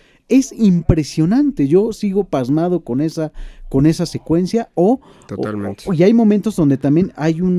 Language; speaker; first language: Spanish; native; Spanish